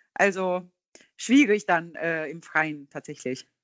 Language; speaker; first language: German; non-native, fluent; Swedish